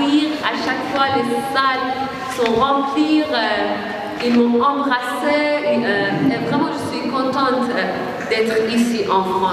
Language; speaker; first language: French; non-native, learner; Persian